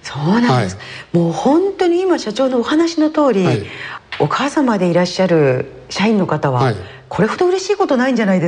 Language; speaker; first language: Japanese; native; Japanese